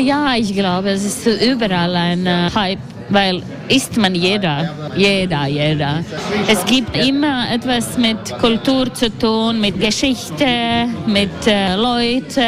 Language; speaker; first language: German; non-native, fluent; Latvian